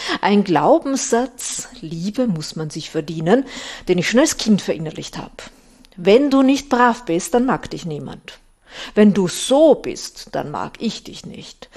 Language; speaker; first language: German; native; German